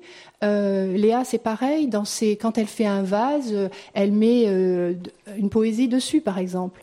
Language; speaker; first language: French; native; French